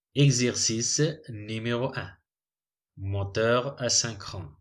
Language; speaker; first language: French; non-native, local second language; Arabic